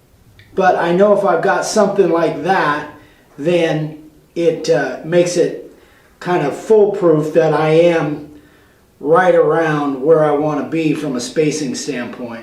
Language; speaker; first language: English; native; English